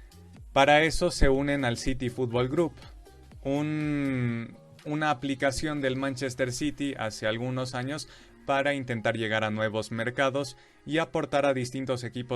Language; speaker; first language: Spanish; native; Spanish